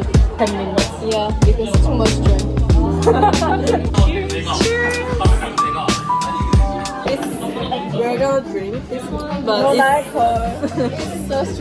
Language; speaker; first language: English; non-native, learner; French